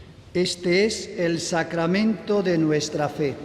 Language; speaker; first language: Spanish; native; Spanish